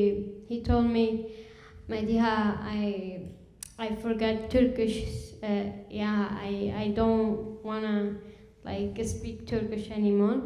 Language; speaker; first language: English; non-native, learner; Kurdish